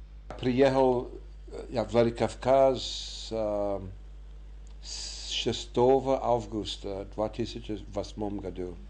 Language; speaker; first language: Russian; non-native, learner; English